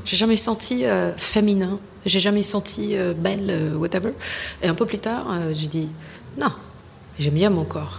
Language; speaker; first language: French; non-native, fluent; English